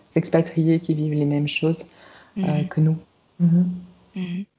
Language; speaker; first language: French; native; French